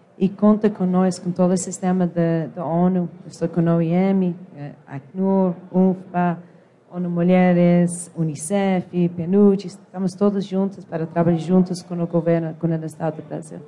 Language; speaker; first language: Portuguese; non-native, fluent; English